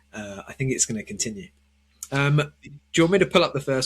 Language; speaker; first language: English; native; English